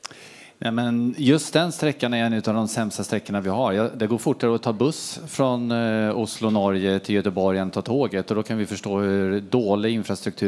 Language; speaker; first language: Swedish; native; Swedish